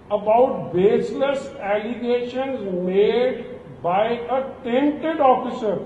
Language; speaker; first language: English; non-native, local second language; Punjabi